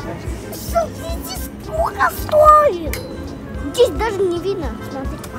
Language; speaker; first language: Russian; non-native, local second language; Kazakh